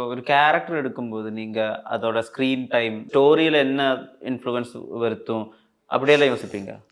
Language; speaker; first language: Tamil; non-native, fluent; Malayalam